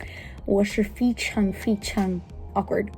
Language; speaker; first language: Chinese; non-native, learner; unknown